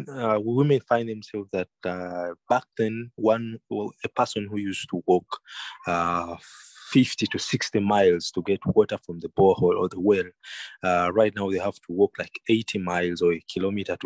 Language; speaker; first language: English; non-native, local second language; Ganda